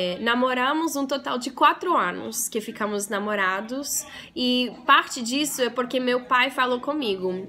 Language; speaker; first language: Portuguese; non-native, fluent; English